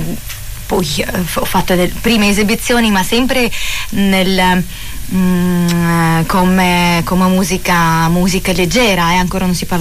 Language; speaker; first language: Italian; non-native, fluent; Russian